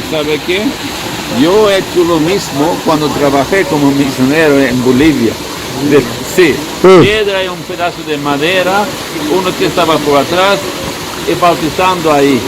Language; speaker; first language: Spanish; non-native, fluent; Swedish